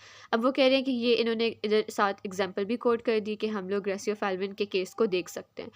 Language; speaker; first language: Hindi; native; Hindi